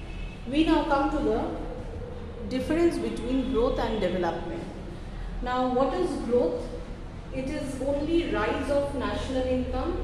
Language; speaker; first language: English; non-native, local second language; Bangla